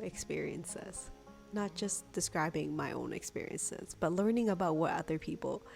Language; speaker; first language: English; native; English